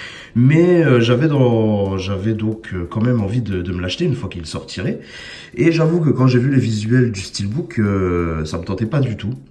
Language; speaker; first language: French; native; French